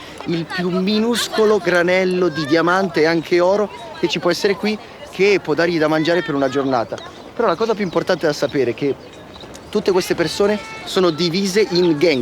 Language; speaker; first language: Italian; native; Italian